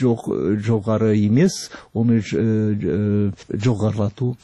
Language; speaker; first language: Kazakh; non-native, fluent; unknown